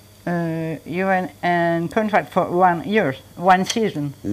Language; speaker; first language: English; non-native, learner; French